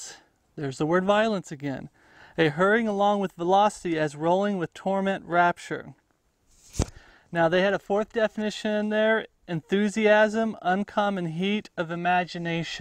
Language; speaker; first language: English; native; English